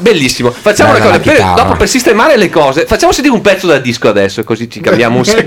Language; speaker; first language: Italian; native; Italian